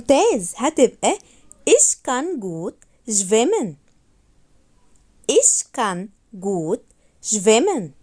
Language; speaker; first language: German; non-native, fluent; Arabic